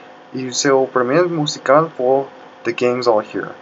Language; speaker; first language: Portuguese; non-native, learner; Spanish